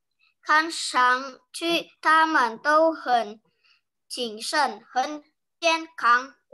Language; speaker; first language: Chinese; non-native, learner; Indonesian